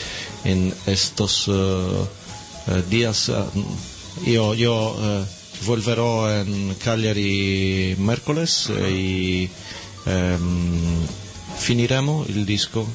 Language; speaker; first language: Spanish; non-native, learner; Italian